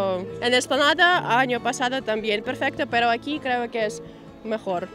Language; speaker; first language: Spanish; non-native, learner; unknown